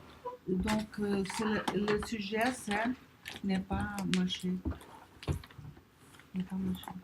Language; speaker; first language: French; non-native, learner; Portuguese